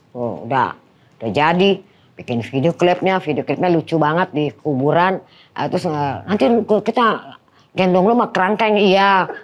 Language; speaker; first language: Indonesian; non-native, fluent; Dutch